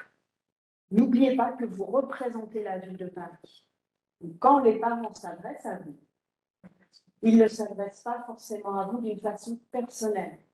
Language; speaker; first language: French; native; French